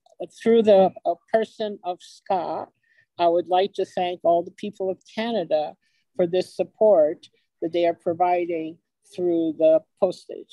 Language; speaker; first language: English; early bilingual, other home language; Ukrainian